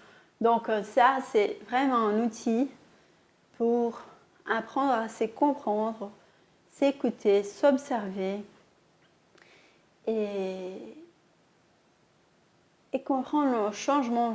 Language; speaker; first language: French; non-native, fluent; Portuguese